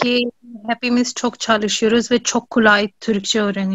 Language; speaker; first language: Turkish; non-native, learner; Urdu